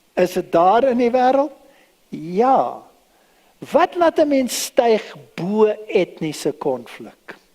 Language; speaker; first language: Afrikaans; early bilingual, other home language; German